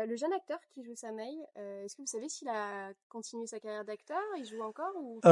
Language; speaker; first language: French; native; French